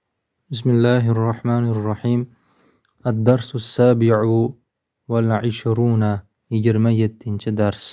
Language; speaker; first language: Arabic; non-native, fluent; Uzbek